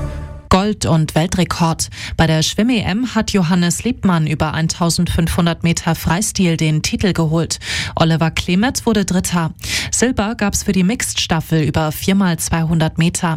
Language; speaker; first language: German; native; German